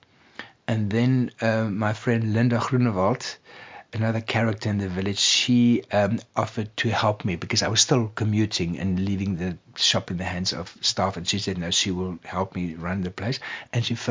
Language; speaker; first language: English; non-native, local second language; Afrikaans